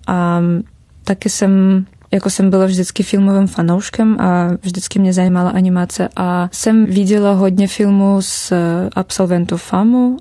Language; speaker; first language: Czech; non-native, fluent; Russian